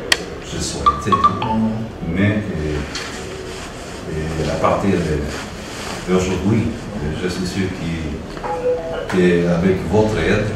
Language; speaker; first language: French; non-native, learner; Spanish